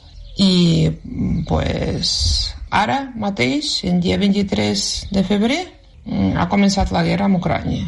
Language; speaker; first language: Catalan; non-native, fluent; Russian